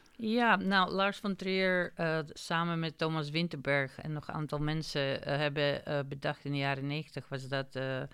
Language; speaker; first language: Dutch; non-native, fluent; Macedonian